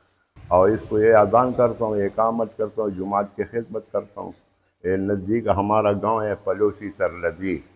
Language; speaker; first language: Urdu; non-native, local second language; Pashto